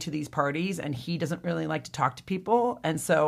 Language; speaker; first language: English; native; English